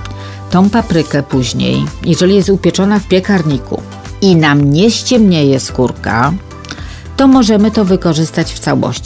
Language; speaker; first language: Polish; native; Polish